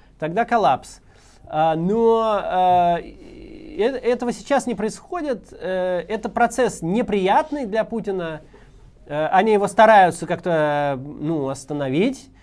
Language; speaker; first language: Russian; native; Russian